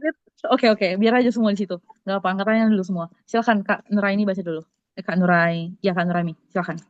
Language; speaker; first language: Indonesian; native; Indonesian